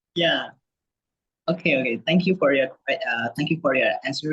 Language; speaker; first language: English; non-native, learner; Burmese